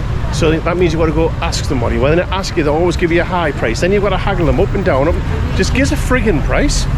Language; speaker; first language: English; native; English